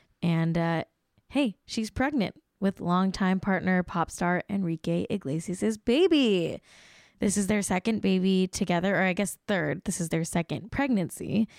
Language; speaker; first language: English; native; English